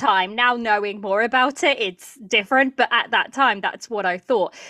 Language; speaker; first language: English; early bilingual, other home language; Portuguese